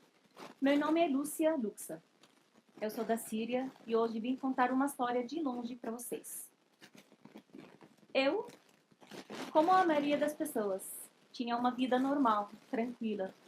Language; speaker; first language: Portuguese; non-native, fluent; Arabic